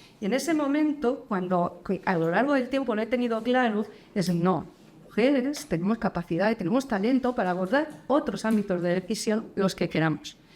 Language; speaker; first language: Spanish; native; Spanish